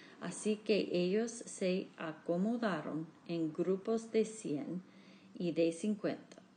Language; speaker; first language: Spanish; non-native, learner; English